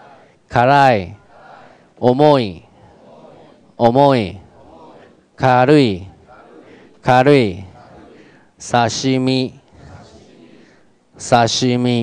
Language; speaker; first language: Japanese; non-native, fluent; Chinese